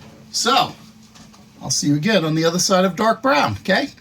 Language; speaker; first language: English; native; English